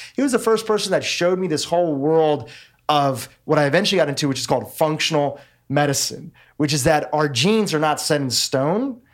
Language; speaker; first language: English; native; English